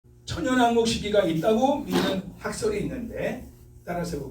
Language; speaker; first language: Korean; native; Korean